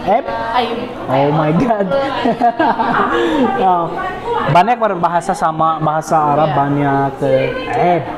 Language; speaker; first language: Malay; non-native, learner; Arabic